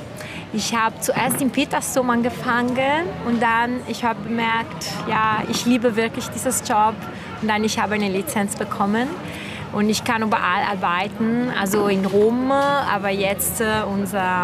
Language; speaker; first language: German; non-native, fluent; Italian